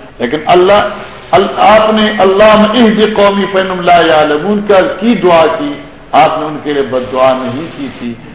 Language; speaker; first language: Urdu; non-native, local second language; Pashto